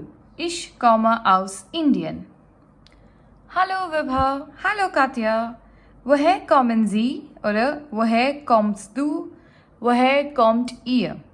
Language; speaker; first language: German; non-native, fluent; Gujarati